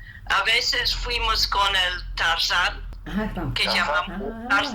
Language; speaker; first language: Spanish; non-native, fluent; English